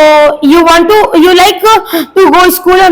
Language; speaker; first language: English; non-native, learner; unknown